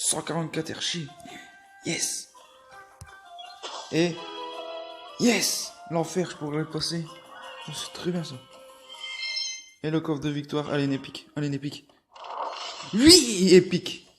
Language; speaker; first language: French; native; French